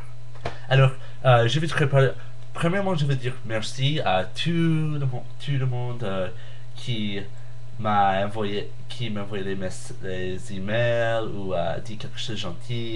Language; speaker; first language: French; non-native, learner; English